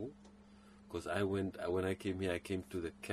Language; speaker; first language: English; non-native, local second language; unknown